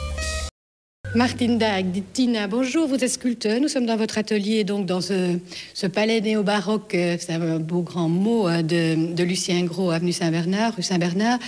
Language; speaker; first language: French; native; French